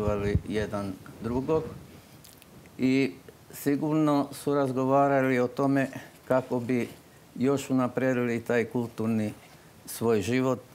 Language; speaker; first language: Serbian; non-native, local second language; Slovak